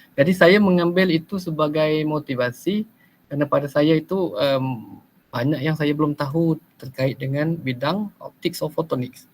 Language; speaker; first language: Malay; native; Malay